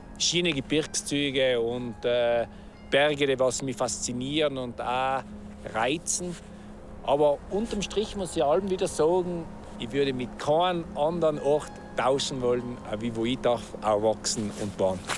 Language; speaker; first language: German; native; German